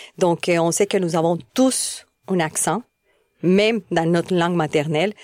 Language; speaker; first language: French; non-native, fluent; Spanish